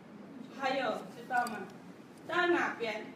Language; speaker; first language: Chinese; non-native, learner; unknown